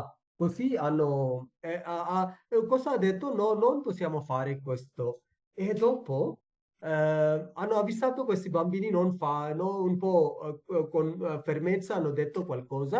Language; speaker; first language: Italian; non-native, fluent; Tamil